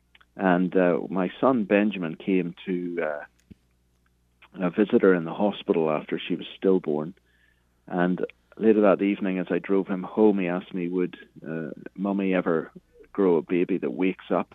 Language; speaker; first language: English; native; English